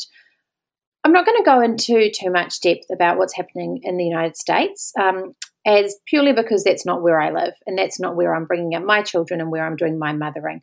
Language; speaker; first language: English; native; English